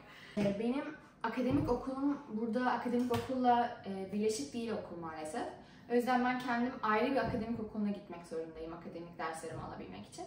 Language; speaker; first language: Turkish; early bilingual, heritage; Turkish